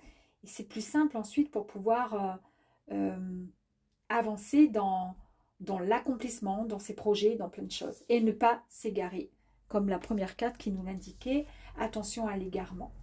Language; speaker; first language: French; native; French